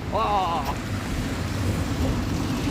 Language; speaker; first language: English; non-native, learner; Thai